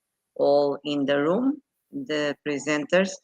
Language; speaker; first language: English; non-native, fluent; Portuguese